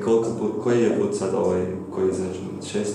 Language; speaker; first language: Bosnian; non-native, learner; Turkish